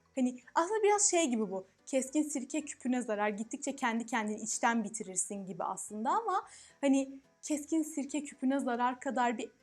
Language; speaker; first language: Turkish; early bilingual, heritage; Arabic